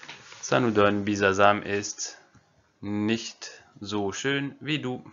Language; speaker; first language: German; non-native, fluent; French